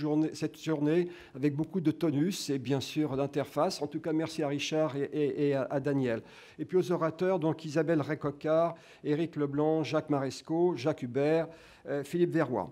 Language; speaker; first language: French; native; French